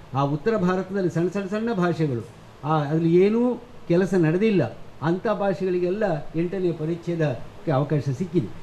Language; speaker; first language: Kannada; native; Kannada